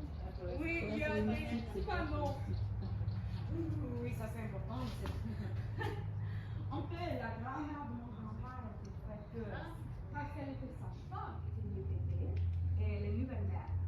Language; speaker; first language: French; non-native, local second language; English